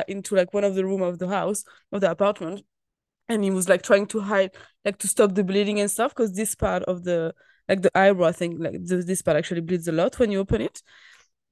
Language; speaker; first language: English; non-native, fluent; French